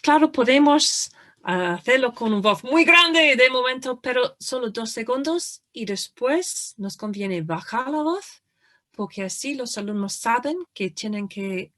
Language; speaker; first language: Spanish; non-native, fluent; English